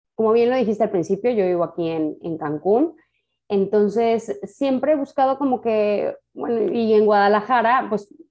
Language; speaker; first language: Spanish; native; Spanish